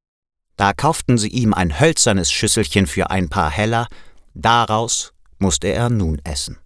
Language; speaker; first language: German; native; German